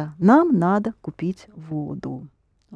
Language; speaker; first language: Russian; non-native, fluent; English